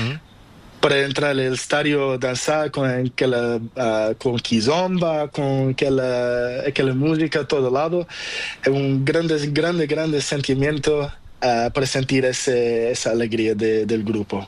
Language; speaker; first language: Spanish; non-native, learner; Portuguese